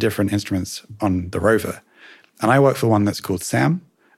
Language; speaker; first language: English; native; English